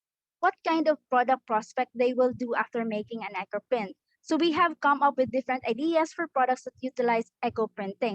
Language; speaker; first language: English; non-native, local second language; Filipino